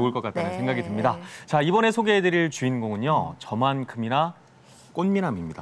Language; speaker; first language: Korean; native; Korean